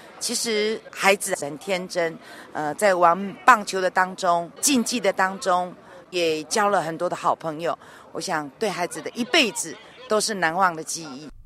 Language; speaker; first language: Chinese; native; Chinese